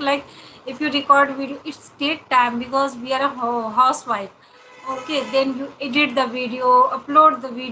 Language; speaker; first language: English; non-native, learner; Hindi